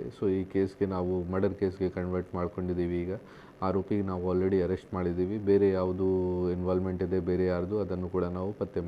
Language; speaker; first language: Kannada; non-native, local second language; Urdu